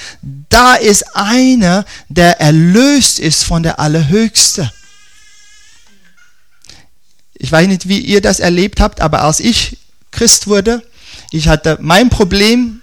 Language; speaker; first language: German; non-native, fluent; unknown